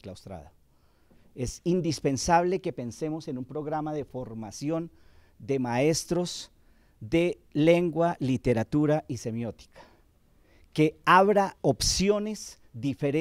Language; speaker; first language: Spanish; native; Spanish